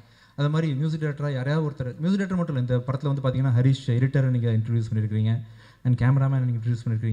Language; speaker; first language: Tamil; native; Tamil